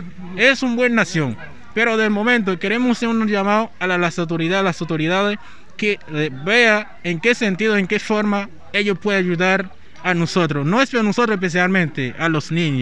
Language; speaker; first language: Spanish; non-native, learner; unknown